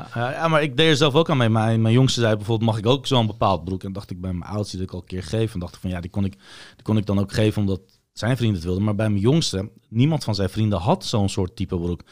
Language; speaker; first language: Dutch; early bilingual, other home language; Bosnian